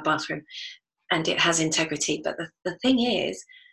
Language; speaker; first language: English; native; English